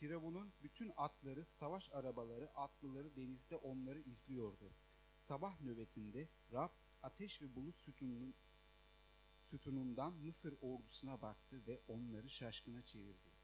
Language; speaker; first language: Turkish; native; Turkish